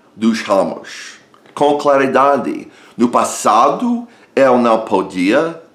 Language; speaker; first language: Portuguese; non-native, fluent; English